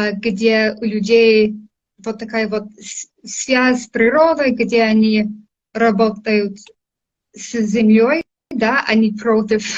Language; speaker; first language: Russian; non-native, fluent; English